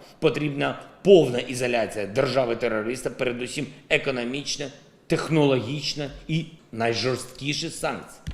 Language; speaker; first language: Ukrainian; non-native, local second language; Russian